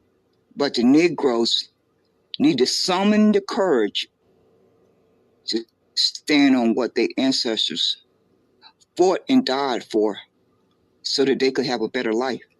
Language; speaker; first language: English; native; English